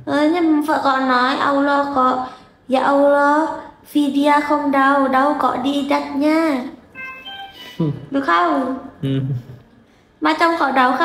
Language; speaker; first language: Vietnamese; non-native, learner; Indonesian